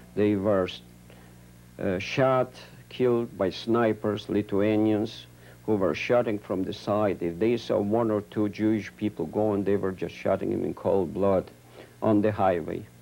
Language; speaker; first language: English; non-native, fluent; Yiddish